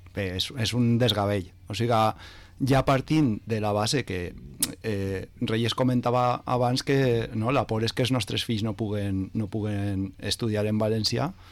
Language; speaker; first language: Catalan; non-native, local second language; Spanish